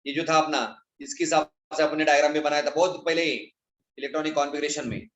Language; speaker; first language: Hindi; non-native, local second language; Marathi